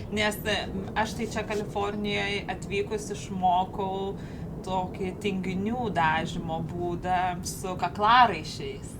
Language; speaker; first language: Lithuanian; native; Lithuanian